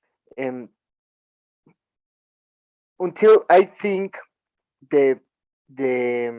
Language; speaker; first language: English; non-native, learner; Spanish